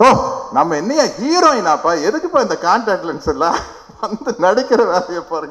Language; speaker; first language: Tamil; native; Tamil